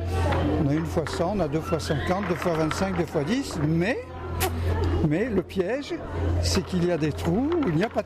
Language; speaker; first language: French; native; French